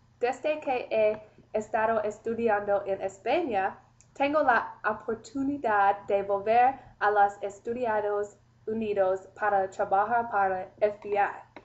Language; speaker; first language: Spanish; non-native, learner; English